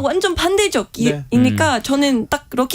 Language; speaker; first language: Korean; non-native, fluent; English